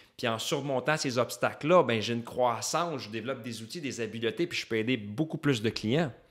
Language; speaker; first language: French; native; French